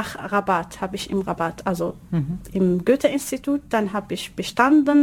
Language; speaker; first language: German; non-native, learner; Arabic